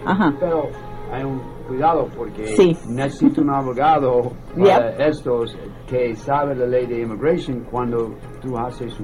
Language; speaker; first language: Spanish; non-native, learner; English